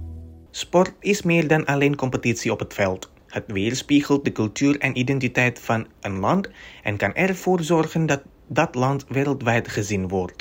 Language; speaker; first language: Dutch; non-native, fluent; Indonesian